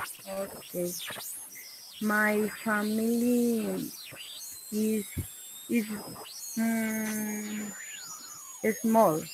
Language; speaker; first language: English; non-native, learner; Spanish